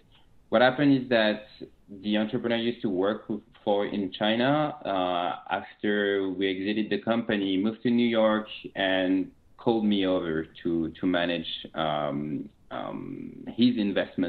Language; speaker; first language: English; non-native, fluent; French